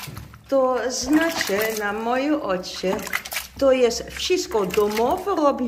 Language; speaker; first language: Polish; non-native, learner; Dutch